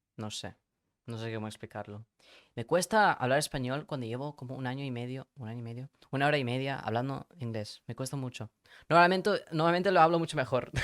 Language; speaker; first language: Spanish; early bilingual, other home language; English